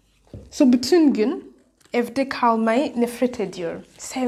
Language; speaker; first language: Turkish; non-native, fluent; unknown